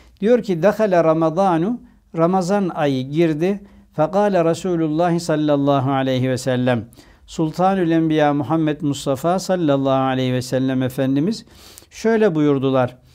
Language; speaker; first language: Turkish; native; Turkish